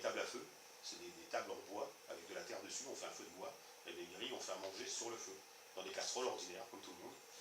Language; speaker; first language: French; native; French